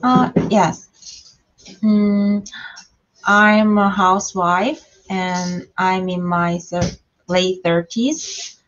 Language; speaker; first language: English; non-native, learner; Korean